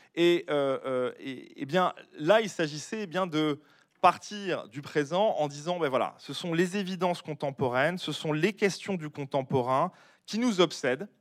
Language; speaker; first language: French; native; French